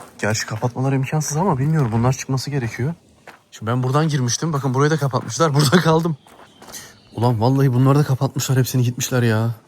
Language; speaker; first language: Turkish; native; Turkish